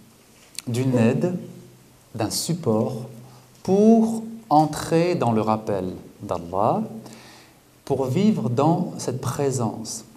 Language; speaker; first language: French; native; French